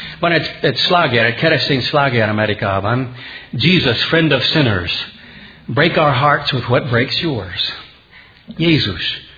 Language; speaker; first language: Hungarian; non-native, fluent; English